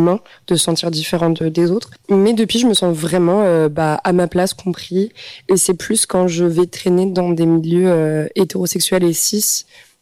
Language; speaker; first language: French; native; French